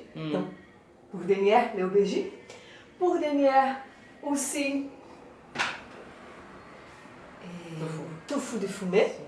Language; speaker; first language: French; non-native, learner; Portuguese